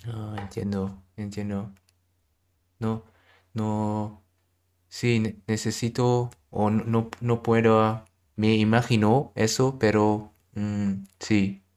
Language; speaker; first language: Spanish; non-native, learner; German